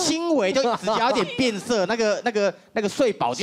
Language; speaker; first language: Chinese; native; Chinese